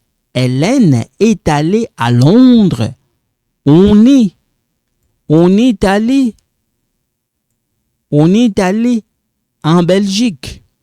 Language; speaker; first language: French; non-native, local second language; Lingala